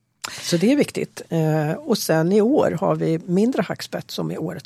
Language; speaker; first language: Swedish; native; Swedish